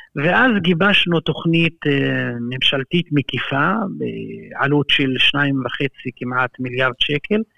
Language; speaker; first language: Hebrew; non-native, local second language; Arabic